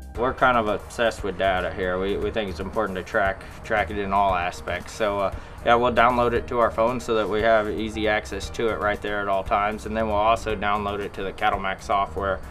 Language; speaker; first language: English; native; English